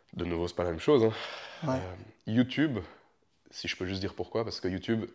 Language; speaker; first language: French; early bilingual, other home language; Romanian